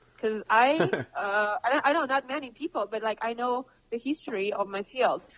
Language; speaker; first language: English; non-native, fluent; Russian